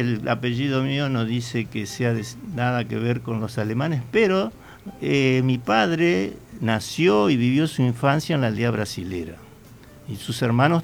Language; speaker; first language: Spanish; native; Spanish